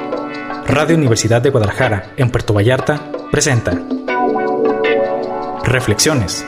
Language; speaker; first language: Spanish; native; Spanish